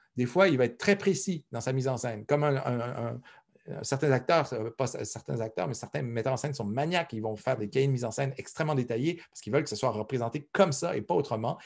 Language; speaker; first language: French; native; French